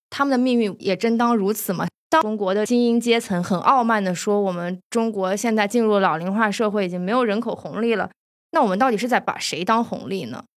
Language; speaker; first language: Chinese; native; Chinese